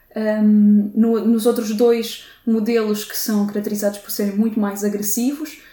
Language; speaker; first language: Portuguese; native; Portuguese